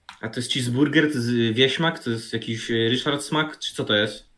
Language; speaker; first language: Polish; native; Polish